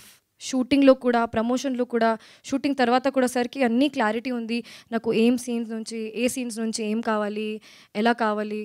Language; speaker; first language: Telugu; non-native, learner; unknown